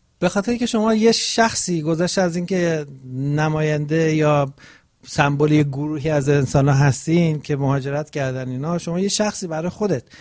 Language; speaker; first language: Persian; native; Persian